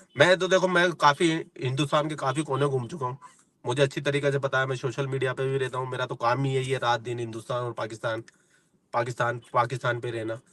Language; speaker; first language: Hindi; native; Hindi